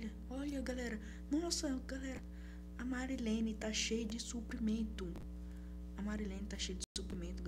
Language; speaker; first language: Portuguese; native; Portuguese